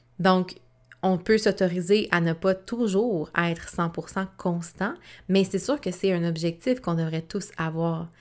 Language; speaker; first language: French; native; French